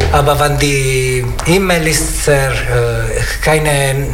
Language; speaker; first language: German; non-native, learner; Italian